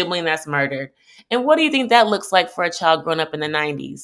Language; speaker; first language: English; native; English